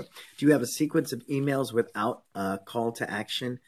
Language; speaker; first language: English; native; English